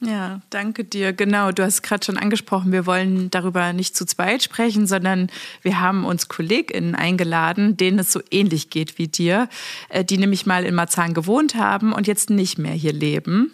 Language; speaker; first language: German; native; German